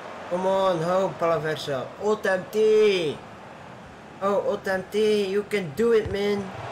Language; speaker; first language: English; non-native, learner; Dutch